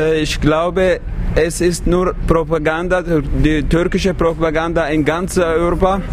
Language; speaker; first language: German; non-native, learner; Kurdish